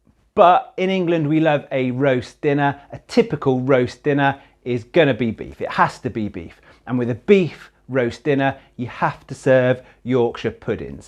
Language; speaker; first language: English; native; English